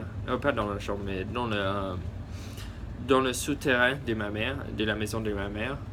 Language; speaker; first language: French; early bilingual, heritage; English